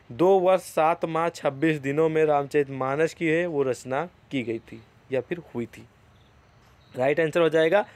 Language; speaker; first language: Hindi; native; Hindi